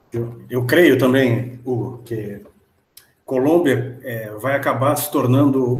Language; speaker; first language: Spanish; non-native, fluent; Portuguese